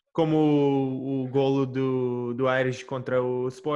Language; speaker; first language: Portuguese; early bilingual, heritage; Portuguese